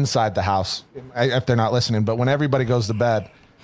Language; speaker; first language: English; native; English